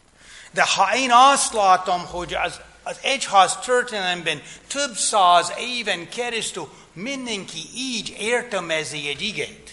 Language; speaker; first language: Hungarian; non-native, fluent; English